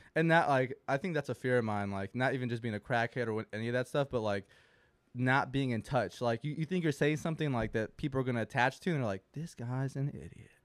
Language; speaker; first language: English; native; English